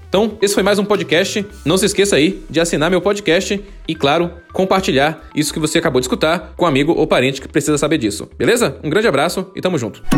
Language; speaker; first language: Portuguese; native; Portuguese